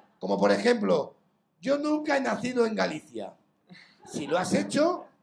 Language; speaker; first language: Spanish; native; Spanish